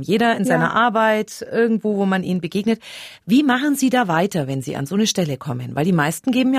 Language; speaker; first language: German; native; German